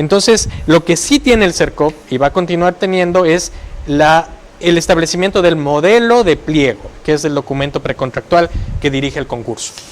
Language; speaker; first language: Spanish; native; Spanish